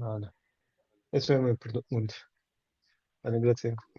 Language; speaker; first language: Spanish; non-native, learner; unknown